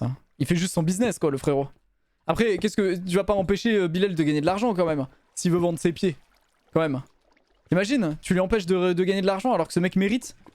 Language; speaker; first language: French; native; French